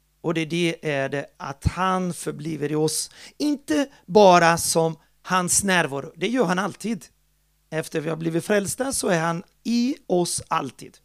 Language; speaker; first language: Swedish; non-native, fluent; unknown